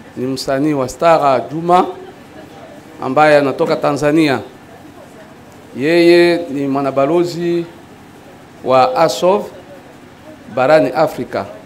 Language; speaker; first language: Swahili; native; Swahili